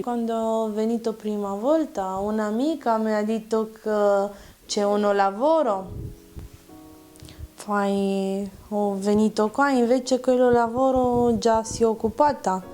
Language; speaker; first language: Italian; non-native, learner; Romanian